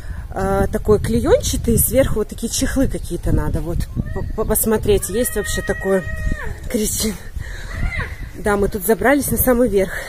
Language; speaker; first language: Russian; native; Russian